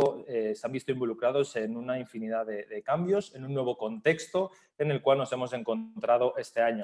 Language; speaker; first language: Spanish; native; Spanish